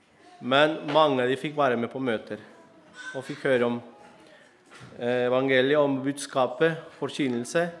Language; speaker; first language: Norwegian; non-native, fluent; Spanish